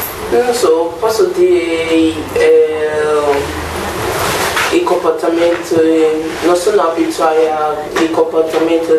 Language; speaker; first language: Italian; non-native, learner; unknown